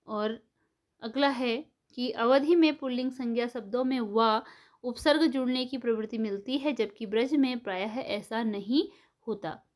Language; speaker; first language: Hindi; native; Hindi